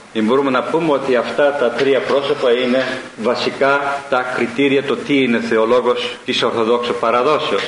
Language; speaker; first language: Greek; early bilingual, heritage; Greek